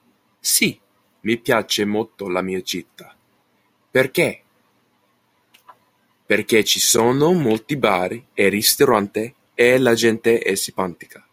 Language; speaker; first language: Italian; non-native, learner; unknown